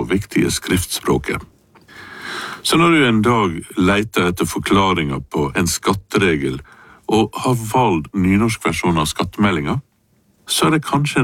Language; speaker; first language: Norwegian; non-native, fluent; English